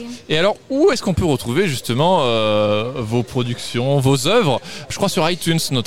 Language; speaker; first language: French; native; French